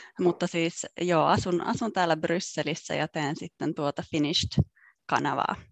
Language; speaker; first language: Finnish; native; Finnish